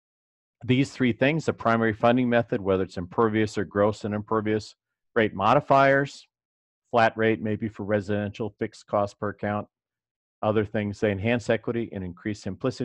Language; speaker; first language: English; native; English